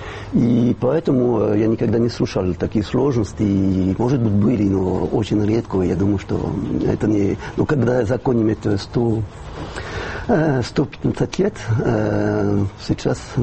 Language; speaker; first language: Russian; non-native, fluent; French